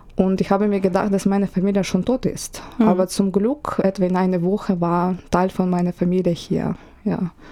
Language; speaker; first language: German; non-native, fluent; Ukrainian